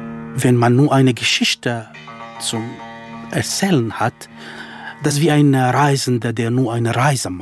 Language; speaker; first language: German; non-native, fluent; Kurdish